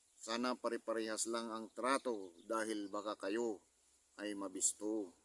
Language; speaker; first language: Filipino; non-native, local second language; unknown